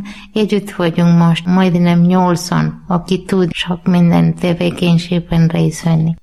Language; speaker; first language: Hungarian; non-native, learner; Malayalam